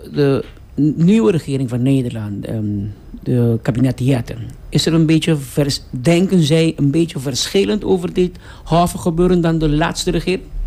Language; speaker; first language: Dutch; non-native, local second language; Papiamento